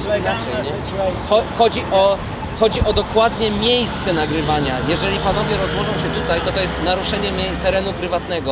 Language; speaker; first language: Polish; native; Polish